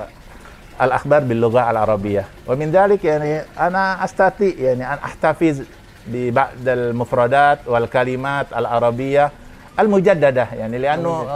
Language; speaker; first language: Arabic; non-native, fluent; Indonesian